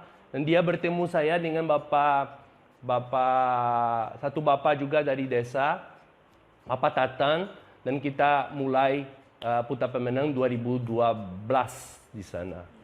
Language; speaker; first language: Indonesian; non-native, fluent; Portuguese